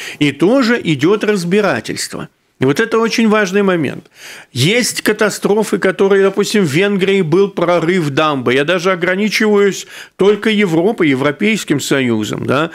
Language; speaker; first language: Russian; native; Russian